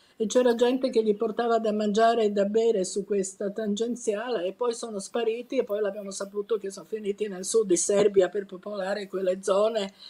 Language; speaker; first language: Italian; non-native, fluent; Serbian